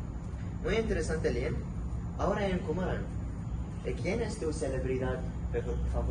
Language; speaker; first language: Spanish; non-native, learner; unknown